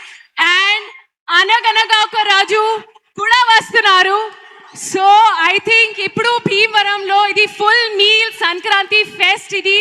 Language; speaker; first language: Telugu; non-native, learner; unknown